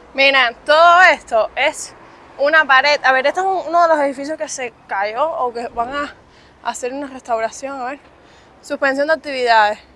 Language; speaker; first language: Spanish; native; Spanish